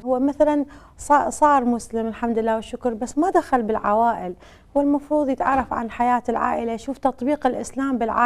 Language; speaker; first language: Arabic; native; Arabic